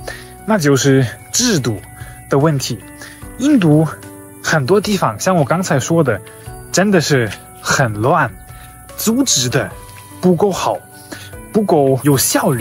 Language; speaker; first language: Chinese; non-native, fluent; German